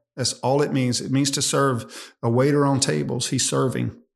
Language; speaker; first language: English; native; English